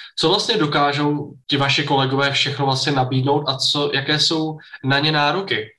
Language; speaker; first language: Czech; native; Czech